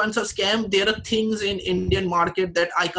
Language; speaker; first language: English; non-native, local second language; Bangla